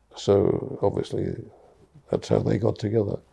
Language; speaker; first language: English; native; English